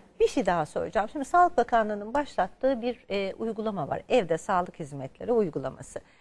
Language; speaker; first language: Turkish; native; Turkish